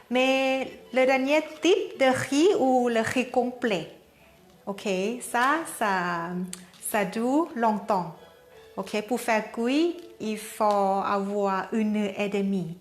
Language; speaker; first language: French; non-native, learner; Thai